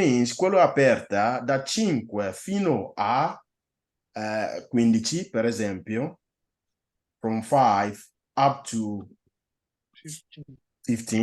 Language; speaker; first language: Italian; non-native, fluent; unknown